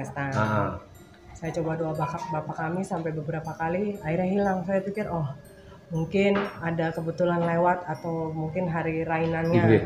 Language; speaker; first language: Indonesian; native; Indonesian